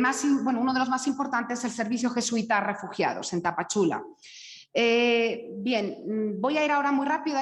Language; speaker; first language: Spanish; native; Spanish